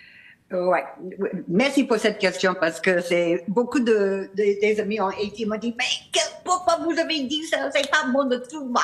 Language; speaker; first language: French; non-native, fluent; English